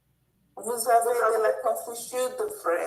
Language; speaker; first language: French; non-native, learner; English